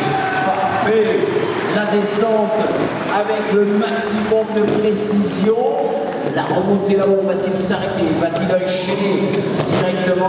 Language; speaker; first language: French; native; French